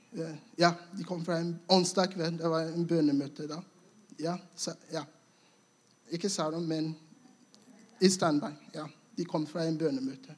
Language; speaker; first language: Norwegian; non-native, fluent; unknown